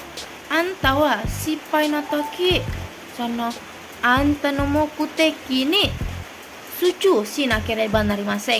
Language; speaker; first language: Japanese; non-native, learner; Indonesian